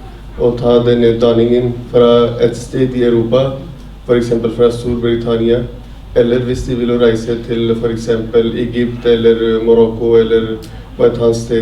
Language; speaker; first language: Norwegian; non-native, fluent; Urdu